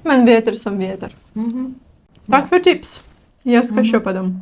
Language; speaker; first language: Swedish; non-native, learner; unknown